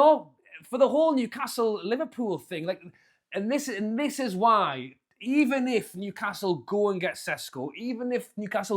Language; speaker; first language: English; native; English